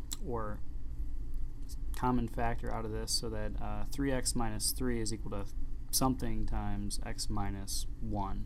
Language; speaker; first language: English; native; English